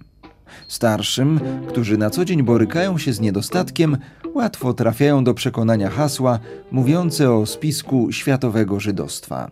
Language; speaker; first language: Polish; native; Polish